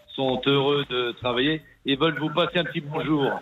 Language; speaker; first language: French; native; French